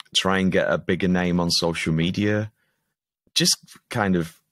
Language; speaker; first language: English; native; English